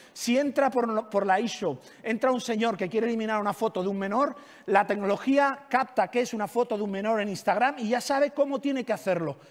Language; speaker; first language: Spanish; non-native, local second language; Catalan